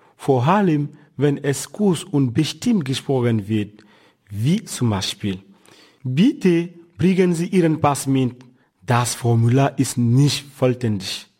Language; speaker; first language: German; non-native, fluent; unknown